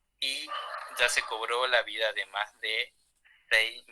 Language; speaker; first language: Spanish; native; Spanish